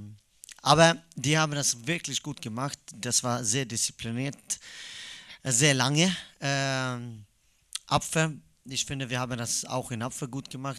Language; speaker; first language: German; non-native, fluent; Swedish